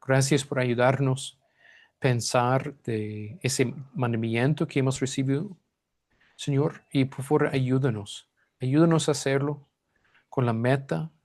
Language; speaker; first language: Spanish; non-native, fluent; English